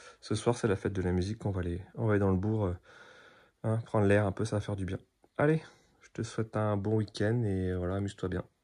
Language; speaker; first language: French; native; French